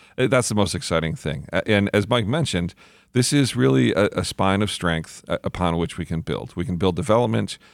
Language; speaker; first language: English; native; English